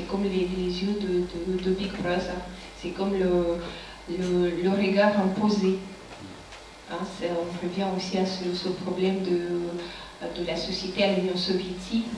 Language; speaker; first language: French; non-native, fluent; Russian